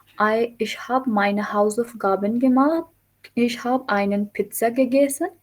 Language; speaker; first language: German; non-native, fluent; Urdu